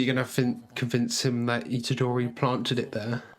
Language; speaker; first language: English; native; English